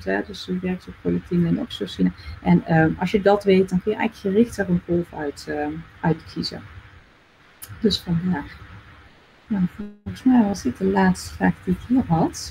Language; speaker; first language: Dutch; native; Dutch